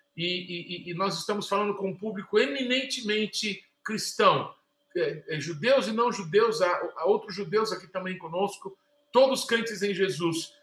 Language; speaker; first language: Portuguese; native; Portuguese